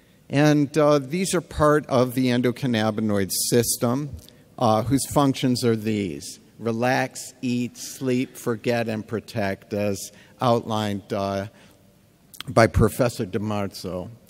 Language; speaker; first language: English; native; English